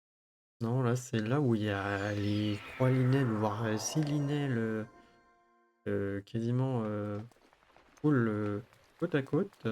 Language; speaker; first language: French; native; French